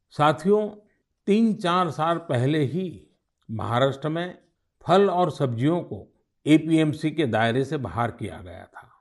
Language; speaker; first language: Hindi; non-native, local second language; Gujarati